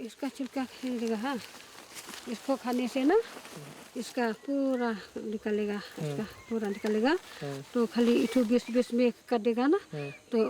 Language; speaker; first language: Hindi; non-native, local second language; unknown